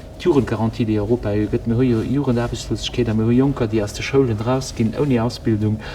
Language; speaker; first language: Luxembourgish; native; Luxembourgish